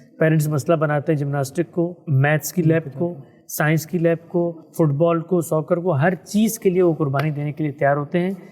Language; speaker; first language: Urdu; native; Urdu